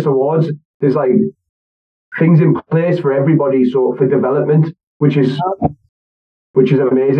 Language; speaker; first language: English; native; English